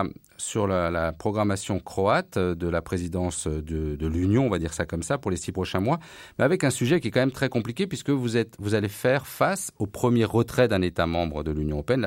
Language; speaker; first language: French; native; French